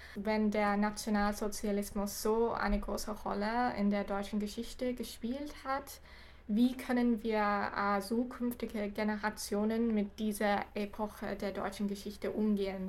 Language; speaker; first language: German; non-native, fluent; English